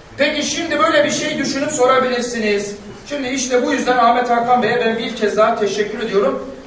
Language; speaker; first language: Turkish; non-native, local second language; Kurdish